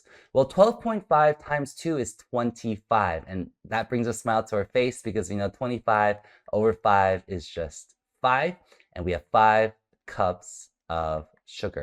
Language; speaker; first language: English; native; English